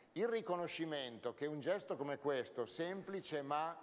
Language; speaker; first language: Italian; native; Italian